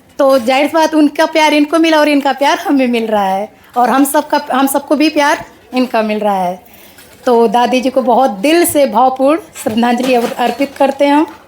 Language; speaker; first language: Hindi; native; Hindi